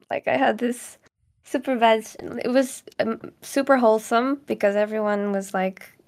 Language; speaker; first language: English; non-native, fluent; Portuguese